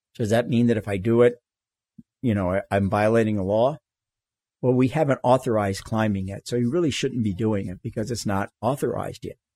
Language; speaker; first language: English; native; English